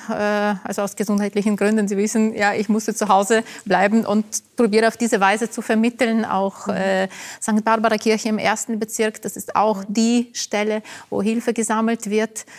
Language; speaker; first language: German; non-native, fluent; Ukrainian